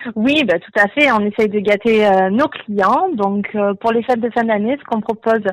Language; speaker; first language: French; native; French